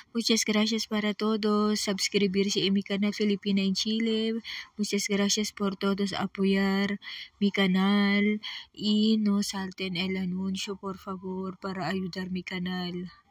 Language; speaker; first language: Spanish; non-native, learner; Filipino